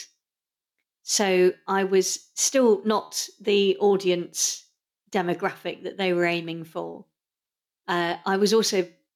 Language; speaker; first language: English; native; English